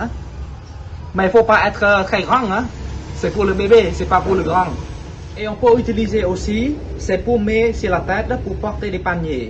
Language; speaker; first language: French; non-native, fluent; Khmer